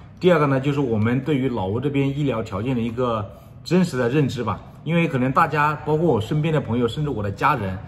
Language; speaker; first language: Chinese; native; Chinese